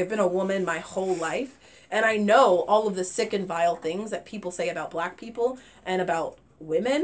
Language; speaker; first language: English; native; English